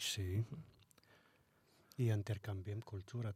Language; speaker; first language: Catalan; non-native, learner; Arabic